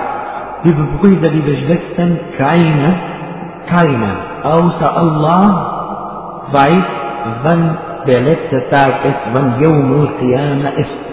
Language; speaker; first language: German; non-native, fluent; Arabic